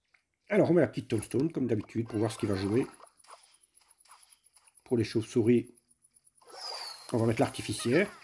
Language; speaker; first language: French; native; French